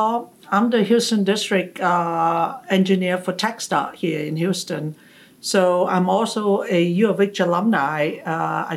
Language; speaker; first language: English; non-native, local second language; Cantonese